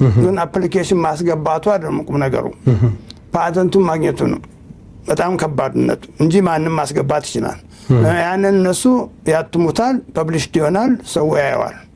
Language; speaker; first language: Amharic; native; Amharic